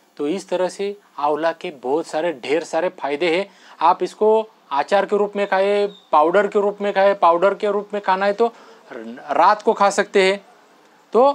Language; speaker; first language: Hindi; non-native, local second language; Marathi